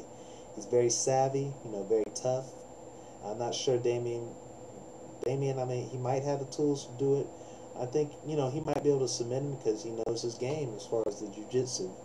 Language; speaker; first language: English; native; English